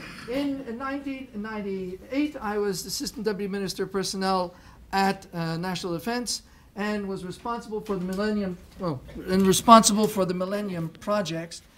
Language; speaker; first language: English; non-native, local second language; French